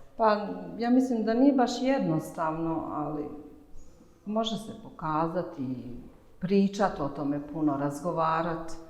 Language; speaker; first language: Bosnian; native; Bosnian